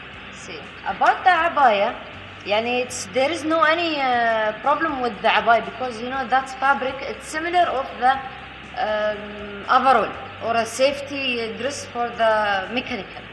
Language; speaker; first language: English; non-native, learner; Arabic